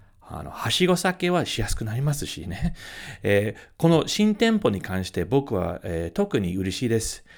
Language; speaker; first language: Japanese; non-native, fluent; English